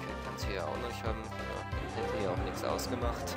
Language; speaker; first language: German; native; German